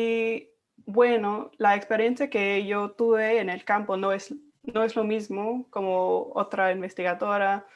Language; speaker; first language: Spanish; non-native, fluent; English